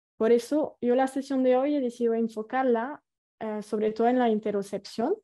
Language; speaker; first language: Spanish; non-native, fluent; French